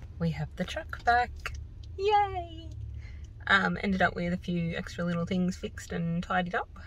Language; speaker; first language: English; native; English